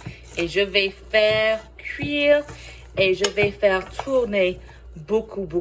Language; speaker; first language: French; non-native, fluent; English